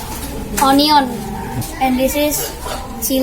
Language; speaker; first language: English; non-native, learner; Indonesian